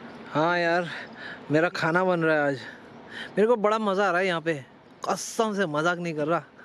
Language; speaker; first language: Hindi; non-native, local second language; Nepali